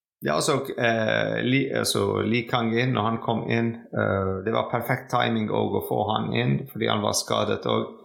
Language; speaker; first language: Norwegian; non-native, fluent; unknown